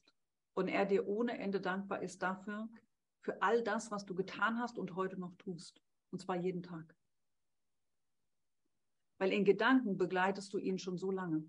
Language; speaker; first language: German; native; German